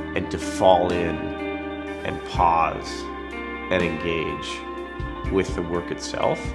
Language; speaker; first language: English; native; English